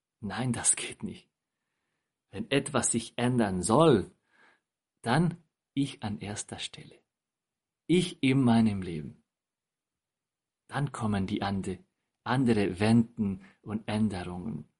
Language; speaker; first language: German; non-native, fluent; Spanish